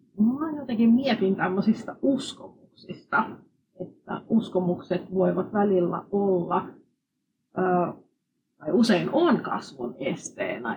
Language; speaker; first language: Finnish; non-native, fluent; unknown